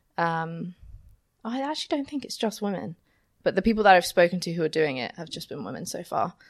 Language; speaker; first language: English; native; English